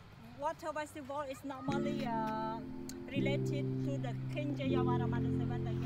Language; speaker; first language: English; non-native, learner; Khmer